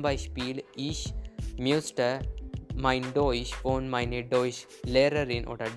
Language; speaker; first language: German; non-native, learner; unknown